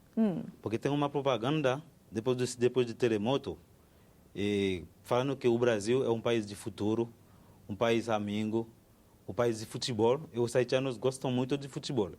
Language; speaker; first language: Portuguese; non-native, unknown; Haitian Creole